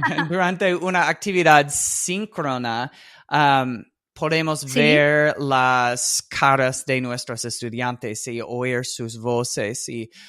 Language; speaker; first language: Spanish; non-native, fluent; English